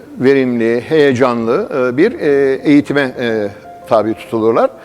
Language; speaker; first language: Turkish; native; Turkish